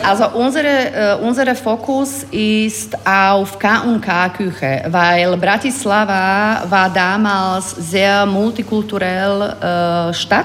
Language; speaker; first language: German; non-native, fluent; Slovak